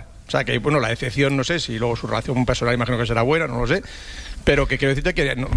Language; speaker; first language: Spanish; native; Spanish